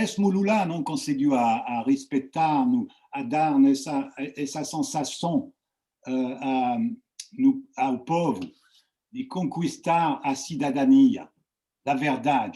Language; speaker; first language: Portuguese; non-native, fluent; French